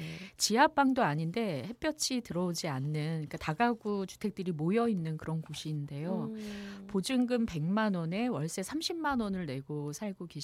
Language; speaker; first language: Korean; native; Korean